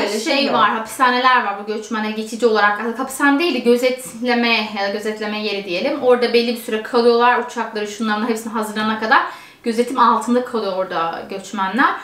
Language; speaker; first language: Turkish; native; Turkish